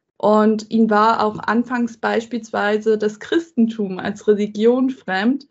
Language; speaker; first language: German; early bilingual, other home language; Persian